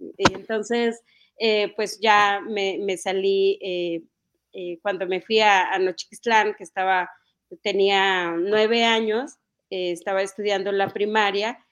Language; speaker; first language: Spanish; non-native, local second language; Mixtepec Mixtec